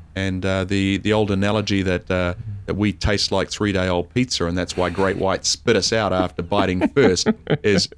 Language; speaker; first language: English; native; English